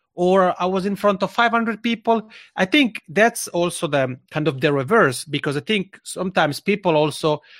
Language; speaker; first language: English; non-native, fluent; Italian